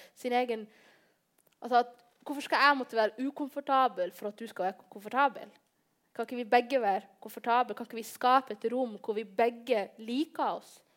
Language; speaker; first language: Norwegian; early bilingual, other home language; Somali